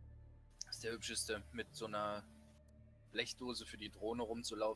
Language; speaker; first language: German; native; German